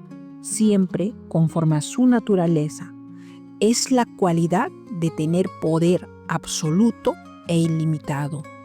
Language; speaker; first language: Spanish; native; Spanish